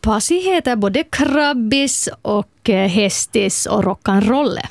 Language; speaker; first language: Swedish; native; Swedish